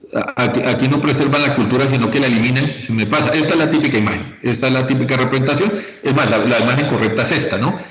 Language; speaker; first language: Spanish; native; Spanish